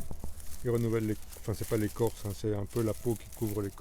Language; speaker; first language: French; native; French